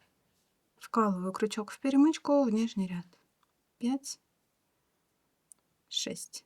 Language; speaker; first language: Russian; native; Russian